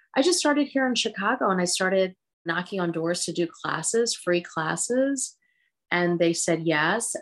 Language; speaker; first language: English; early bilingual, other home language; Hindi